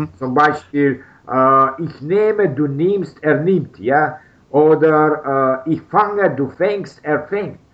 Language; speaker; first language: German; non-native, learner; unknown